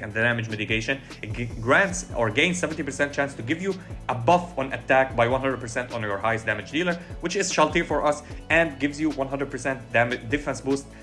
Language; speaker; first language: English; non-native, fluent; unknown